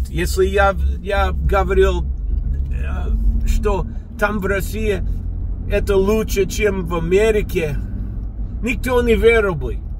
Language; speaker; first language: Russian; non-native, fluent; English